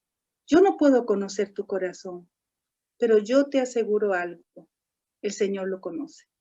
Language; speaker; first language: Spanish; native; Spanish